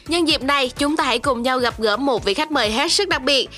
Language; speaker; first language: Vietnamese; native; Vietnamese